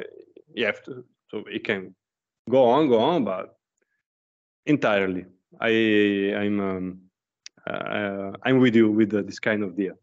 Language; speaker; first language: English; non-native, learner; Italian